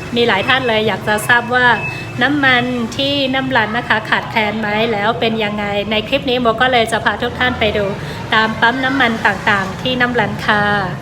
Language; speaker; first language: Thai; non-native, fluent; Shan